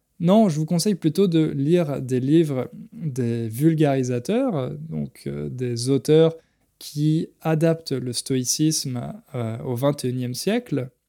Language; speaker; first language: French; native; French